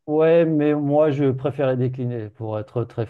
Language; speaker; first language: French; native; French